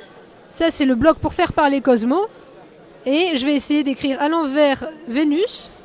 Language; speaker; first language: French; native; French